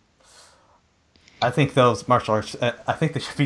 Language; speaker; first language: English; native; English